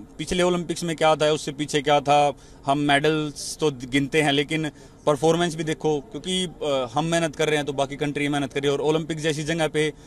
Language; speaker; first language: Hindi; native; Hindi